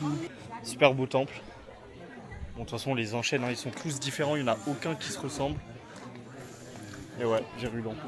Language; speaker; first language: French; native; French